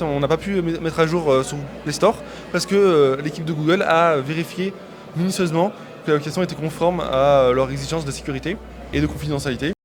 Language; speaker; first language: French; native; French